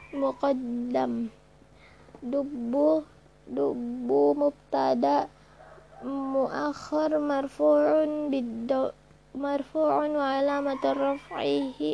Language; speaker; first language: Arabic; non-native, learner; Indonesian